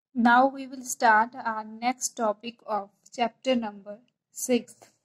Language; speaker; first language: English; non-native, local second language; Punjabi